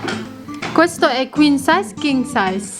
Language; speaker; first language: Italian; non-native, learner; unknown